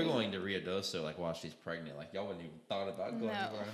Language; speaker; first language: English; native; English